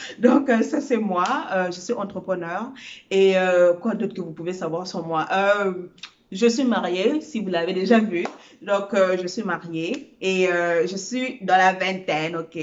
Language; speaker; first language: French; early bilingual, other home language; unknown